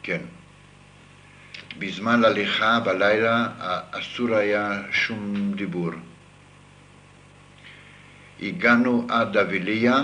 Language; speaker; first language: Hebrew; non-native, fluent; Yiddish